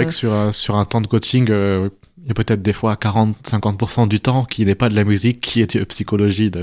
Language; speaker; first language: French; native; French